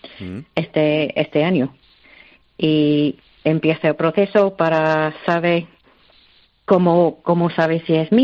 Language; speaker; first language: Spanish; non-native, learner; English